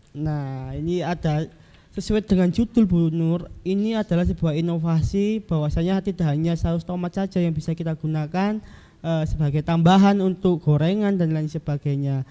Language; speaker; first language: Indonesian; native; Indonesian